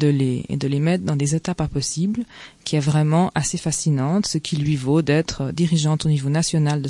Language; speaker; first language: French; native; French